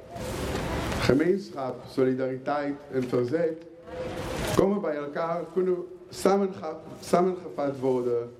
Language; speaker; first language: Dutch; non-native, fluent; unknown